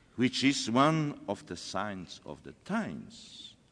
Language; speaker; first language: English; non-native, fluent; Polish